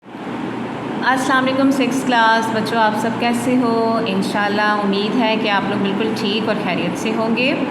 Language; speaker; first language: Hindi; non-native, local second language; Punjabi